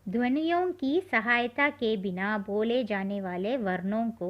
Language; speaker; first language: Hindi; non-native, local second language; Tamil